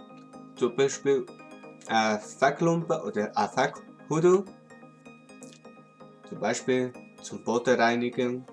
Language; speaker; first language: German; non-native, local second language; Swiss German